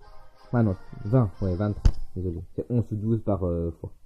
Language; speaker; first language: French; native; French